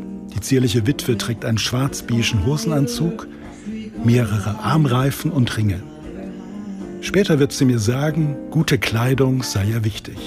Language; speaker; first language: German; native; German